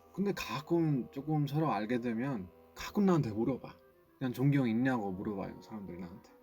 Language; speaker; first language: Korean; non-native, fluent; Spanish